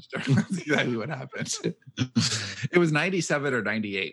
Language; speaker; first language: English; native; English